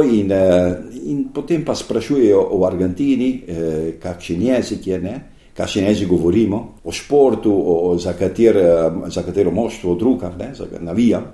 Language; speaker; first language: Slovenian; early bilingual, heritage; Slovenian